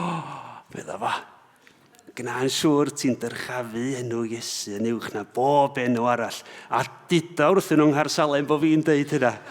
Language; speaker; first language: Welsh; native; Welsh